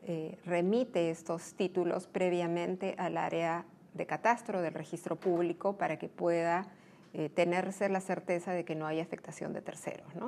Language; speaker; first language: Spanish; native; Spanish